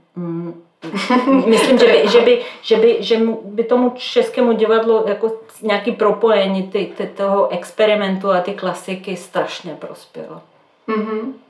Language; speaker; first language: Czech; non-native, fluent; Serbian